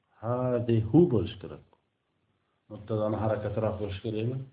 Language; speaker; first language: Arabic; non-native, fluent; Uzbek